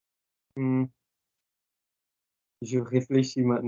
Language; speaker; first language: French; non-native, fluent; Portuguese